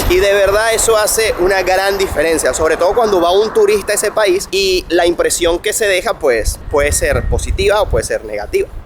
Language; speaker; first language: Spanish; native; Spanish